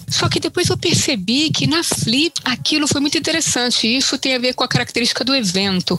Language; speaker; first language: Portuguese; early bilingual, other home language; Italian